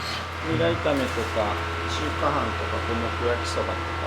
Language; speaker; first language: Japanese; native; Japanese